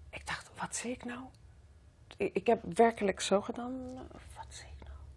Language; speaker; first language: Dutch; non-native, fluent; Greek